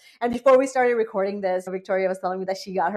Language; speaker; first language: English; non-native, local second language; Bangla